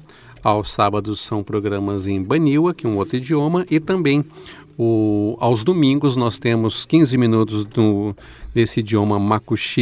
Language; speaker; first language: Portuguese; native; Portuguese